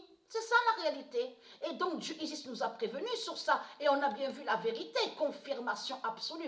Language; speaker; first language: French; native; French